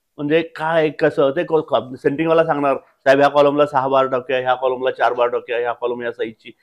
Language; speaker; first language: Marathi; native; Marathi